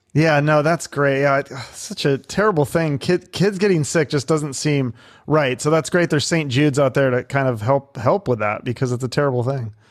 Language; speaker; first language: English; native; English